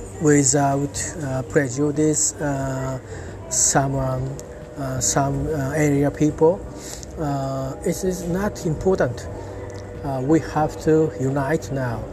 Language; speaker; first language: English; non-native, learner; Japanese